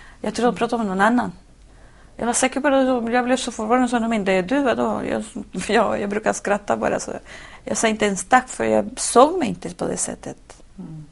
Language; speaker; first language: Swedish; non-native, fluent; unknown